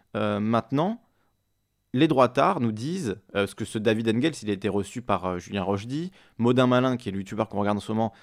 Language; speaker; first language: French; native; French